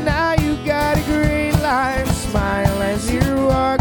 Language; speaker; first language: English; native; English